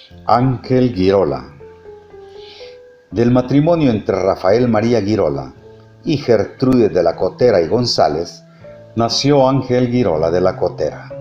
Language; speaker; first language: Spanish; native; Spanish